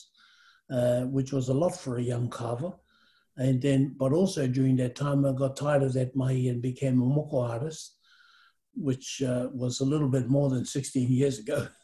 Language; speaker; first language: English; native; English